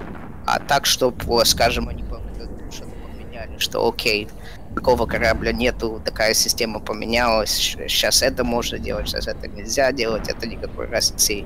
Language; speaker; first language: Russian; early bilingual, heritage; Russian